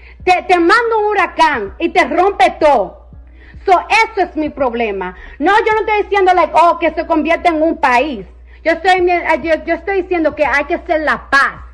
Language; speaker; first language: Spanish; early bilingual, heritage; Spanish